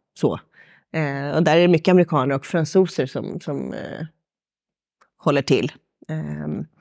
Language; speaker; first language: Swedish; native; Swedish